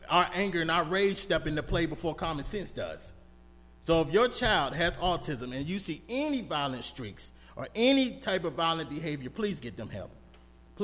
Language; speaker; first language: English; native; English